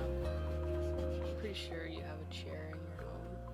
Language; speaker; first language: English; native; English